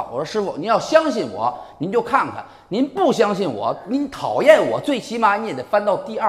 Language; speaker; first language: Chinese; native; Chinese